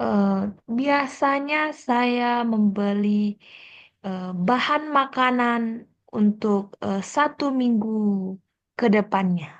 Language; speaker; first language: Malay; non-native, fluent; Korean